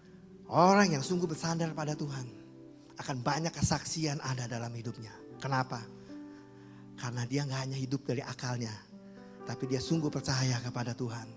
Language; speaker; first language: Indonesian; native; Indonesian